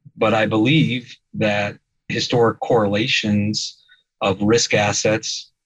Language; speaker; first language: English; native; English